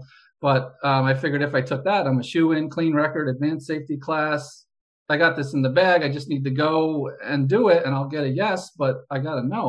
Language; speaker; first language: English; native; English